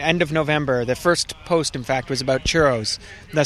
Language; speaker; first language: English; native; English